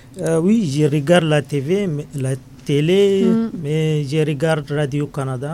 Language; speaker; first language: French; non-native, learner; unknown